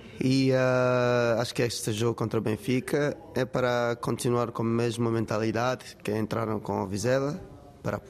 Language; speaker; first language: Portuguese; non-native, fluent; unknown